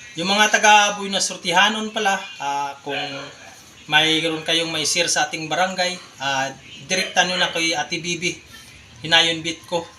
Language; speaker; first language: Filipino; non-native, local second language; Cebuano